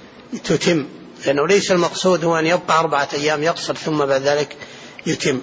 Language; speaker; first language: Arabic; native; Arabic